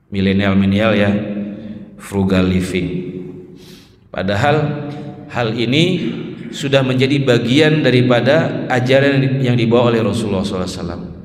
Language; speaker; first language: Indonesian; native; Indonesian